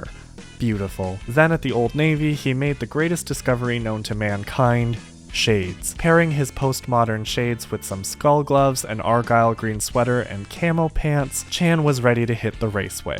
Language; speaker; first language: English; native; English